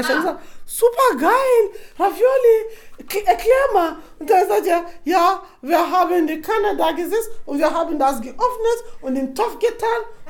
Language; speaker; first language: German; non-native, fluent; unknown